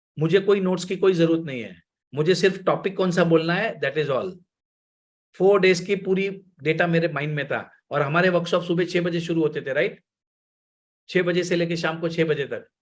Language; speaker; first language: Hindi; non-native, local second language; Gujarati